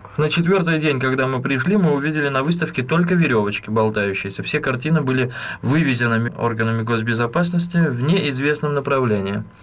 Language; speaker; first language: Russian; native; Russian